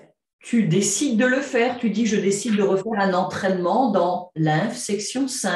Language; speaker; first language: French; native; French